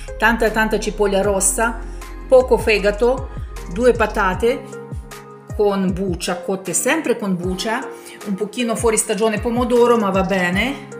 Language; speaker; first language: Italian; non-native, fluent; Ukrainian